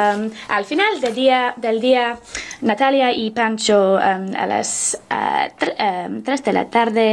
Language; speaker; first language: Spanish; non-native, learner; English